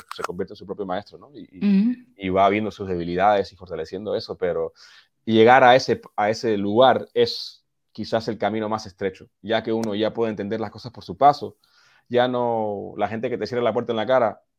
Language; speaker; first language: Spanish; early bilingual, heritage; Spanish